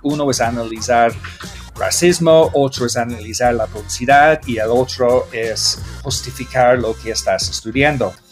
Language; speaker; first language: Spanish; non-native, learner; English